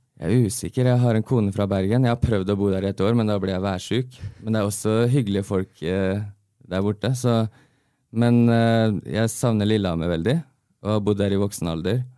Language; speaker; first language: Norwegian; early bilingual, heritage; Norwegian